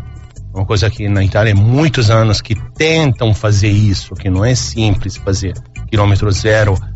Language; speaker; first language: Portuguese; non-native, fluent; Italian